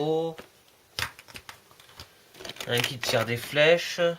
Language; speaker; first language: French; native; French